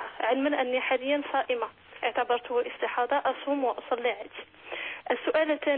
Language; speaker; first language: Arabic; native; Arabic